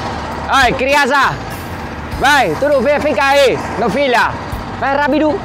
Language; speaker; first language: Portuguese; non-native, learner; Vietnamese